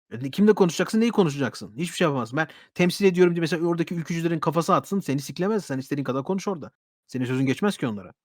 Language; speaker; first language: Turkish; early bilingual, heritage; Turkish